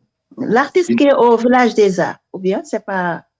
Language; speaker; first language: French; non-native, local second language; Wolof